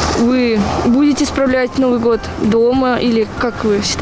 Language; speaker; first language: Russian; native; Russian